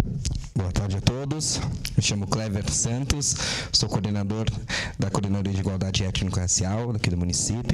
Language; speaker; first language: Portuguese; native; Portuguese